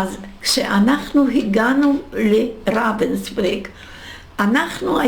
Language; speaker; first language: Hebrew; non-native, fluent; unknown